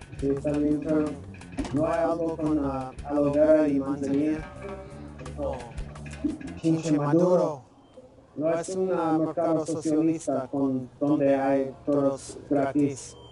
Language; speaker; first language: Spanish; non-native, learner; English